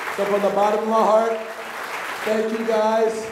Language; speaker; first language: English; native; English